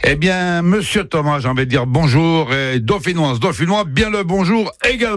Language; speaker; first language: French; native; French